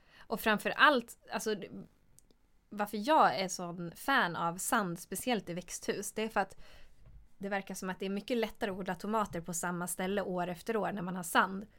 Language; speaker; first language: Swedish; native; Swedish